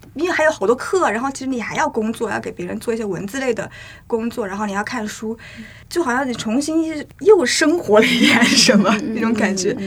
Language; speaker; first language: Chinese; native; Chinese